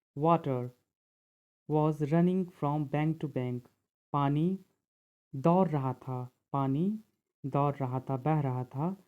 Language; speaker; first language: Hindi; native; Hindi